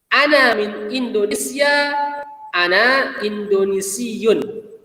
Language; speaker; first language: Arabic; non-native, fluent; Indonesian